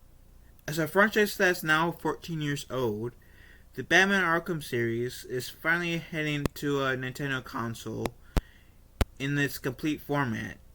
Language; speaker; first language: English; native; English